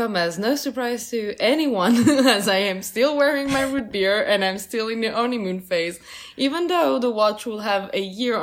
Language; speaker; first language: English; non-native, fluent; Portuguese